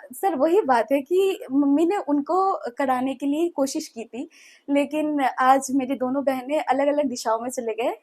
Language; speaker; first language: Hindi; non-native, local second language; Bangla